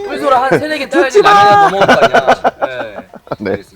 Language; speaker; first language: Korean; native; Korean